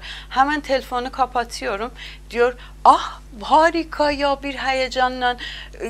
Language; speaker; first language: Turkish; non-native, learner; Azerbaijani